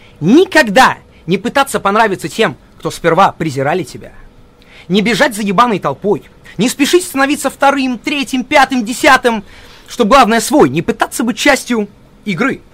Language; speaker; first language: Russian; early bilingual, heritage; Russian